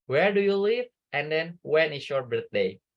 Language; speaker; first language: English; non-native, fluent; Indonesian